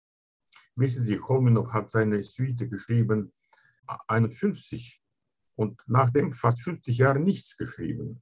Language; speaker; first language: German; non-native, fluent; Russian